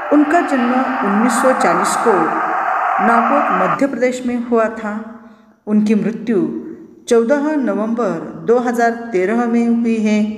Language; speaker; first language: Hindi; non-native, local second language; Marathi